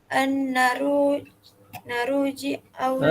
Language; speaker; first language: Arabic; non-native, learner; Malay